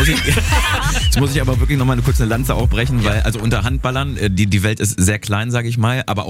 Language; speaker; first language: German; native; German